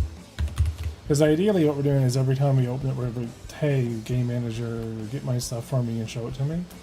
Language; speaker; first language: English; native; English